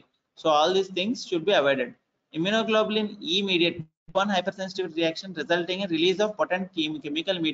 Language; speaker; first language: English; non-native, local second language; Telugu